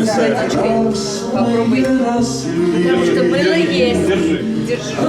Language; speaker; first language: Russian; native; Russian